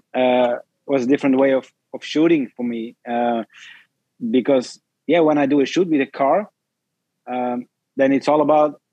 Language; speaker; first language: English; non-native, fluent; Dutch